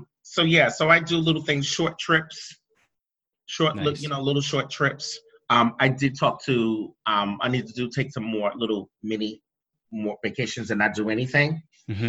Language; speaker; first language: English; native; English